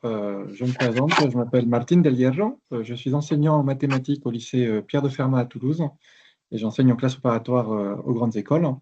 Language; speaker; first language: French; native; French